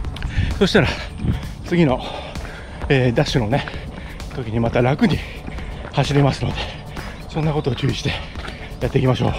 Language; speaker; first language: Japanese; native; Japanese